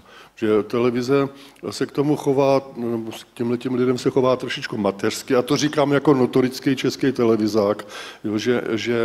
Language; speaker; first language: Czech; native; Czech